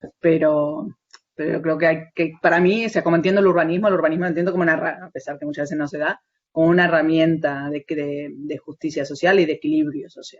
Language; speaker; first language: Spanish; native; Spanish